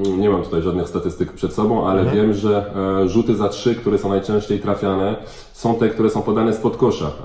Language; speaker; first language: Polish; early bilingual, heritage; French